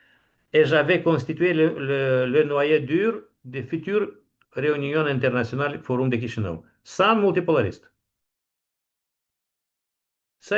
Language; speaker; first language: French; non-native, fluent; Romanian